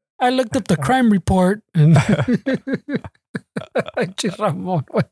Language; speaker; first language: English; early bilingual, other home language; Spanish